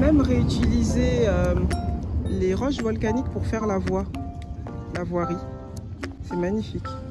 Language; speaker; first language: French; native; French